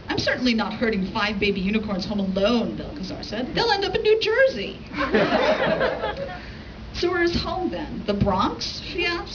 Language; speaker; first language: English; native; English